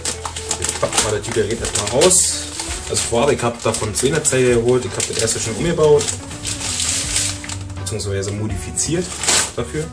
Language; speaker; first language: German; native; German